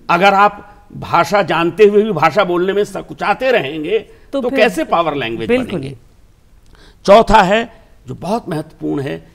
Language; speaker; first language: Hindi; native; Hindi